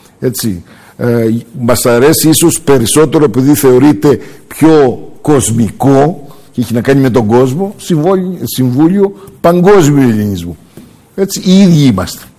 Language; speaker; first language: Greek; early bilingual, heritage; Greek